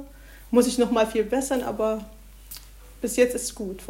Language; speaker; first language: German; non-native, learner; Arabic